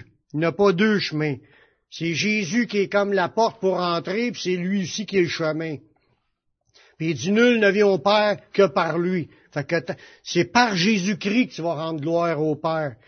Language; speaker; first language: French; native; French